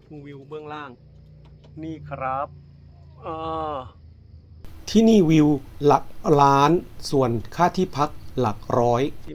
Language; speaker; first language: Thai; native; Thai